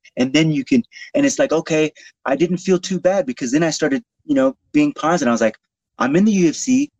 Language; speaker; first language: English; native; English